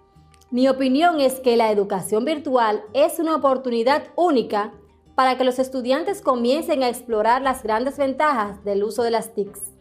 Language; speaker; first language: Spanish; native; Spanish